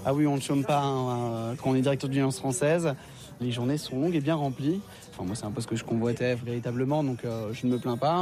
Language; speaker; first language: French; native; French